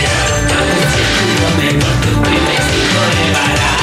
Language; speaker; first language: French; native; French